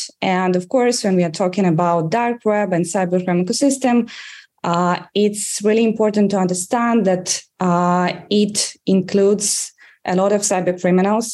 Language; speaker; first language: English; non-native, fluent; Russian